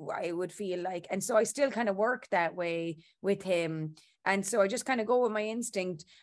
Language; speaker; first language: English; native; English